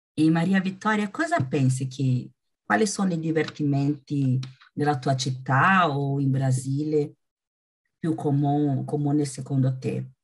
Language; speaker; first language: Italian; non-native, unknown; Portuguese